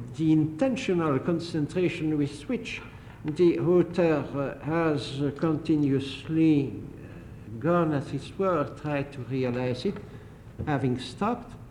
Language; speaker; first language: English; non-native, fluent; French